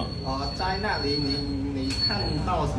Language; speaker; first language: Chinese; non-native, learner; Khmer